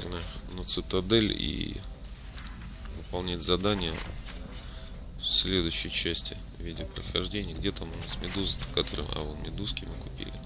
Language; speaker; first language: Russian; native; Russian